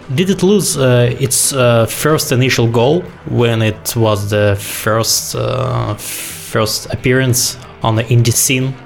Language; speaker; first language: English; non-native, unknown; Russian